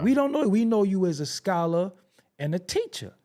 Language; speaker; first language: English; native; English